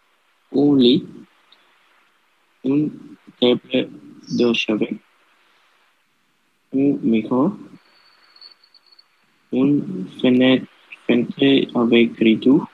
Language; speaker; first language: French; non-native, learner; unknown